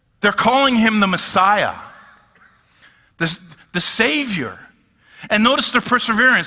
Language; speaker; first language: English; native; English